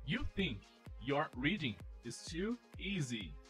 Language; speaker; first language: English; non-native, fluent; Portuguese